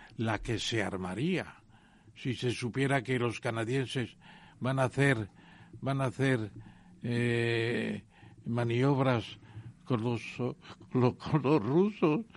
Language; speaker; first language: Spanish; native; Spanish